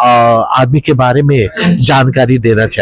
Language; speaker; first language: Hindi; non-native, local second language; Assamese